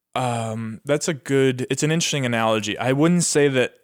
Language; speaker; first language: English; native; English